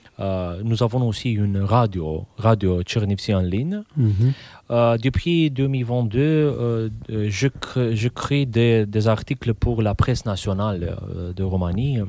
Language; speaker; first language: French; non-native, fluent; Romanian